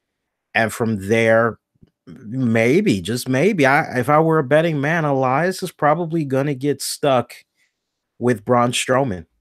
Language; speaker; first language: English; native; English